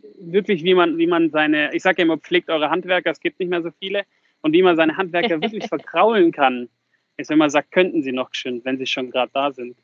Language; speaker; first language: German; native; German